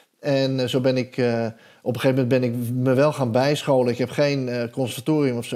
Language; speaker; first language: Dutch; native; Dutch